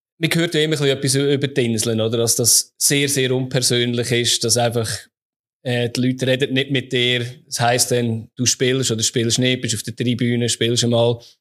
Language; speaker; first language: German; native; German